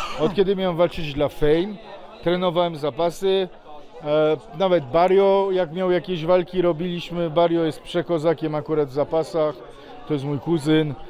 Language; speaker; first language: Polish; non-native, fluent; Serbian